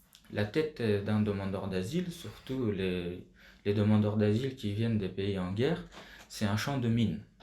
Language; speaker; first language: French; non-native, fluent; Persian